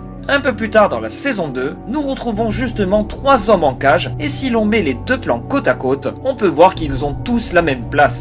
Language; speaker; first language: French; native; French